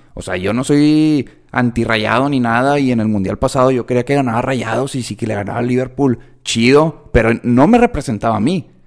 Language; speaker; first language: Spanish; native; Spanish